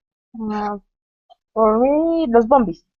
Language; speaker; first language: English; non-native, learner; Spanish